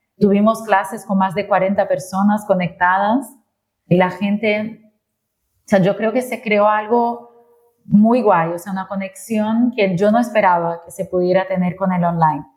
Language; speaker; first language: Spanish; non-native, fluent; Portuguese